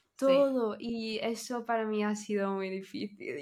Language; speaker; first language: Spanish; non-native, fluent; English